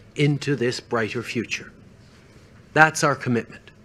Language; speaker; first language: English; early bilingual, other home language; French